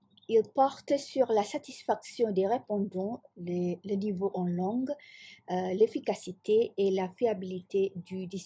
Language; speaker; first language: French; non-native, fluent; Malay